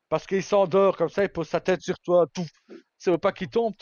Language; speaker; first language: French; native; French